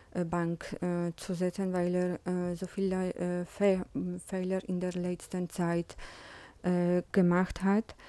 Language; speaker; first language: German; non-native, fluent; Polish